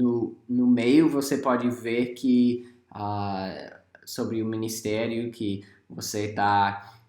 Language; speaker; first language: Portuguese; non-native, fluent; English